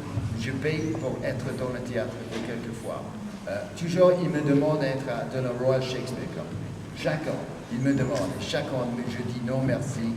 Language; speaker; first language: French; non-native, fluent; English